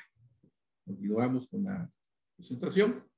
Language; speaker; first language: Spanish; native; Spanish